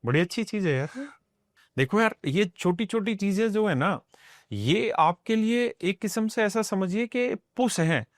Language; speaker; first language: Hindi; non-native, local second language; Punjabi